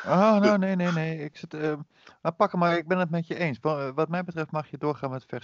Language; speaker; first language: Dutch; native; Dutch